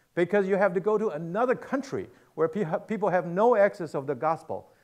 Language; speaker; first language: English; non-native, fluent; Chinese